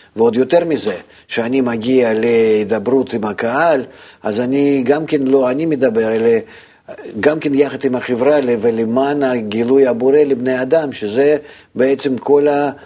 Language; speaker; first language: Hebrew; non-native, fluent; Russian